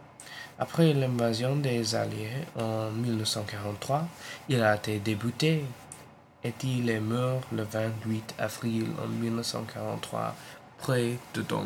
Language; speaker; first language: French; non-native, learner; English